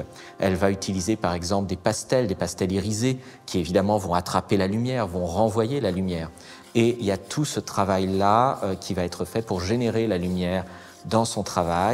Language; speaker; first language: French; native; French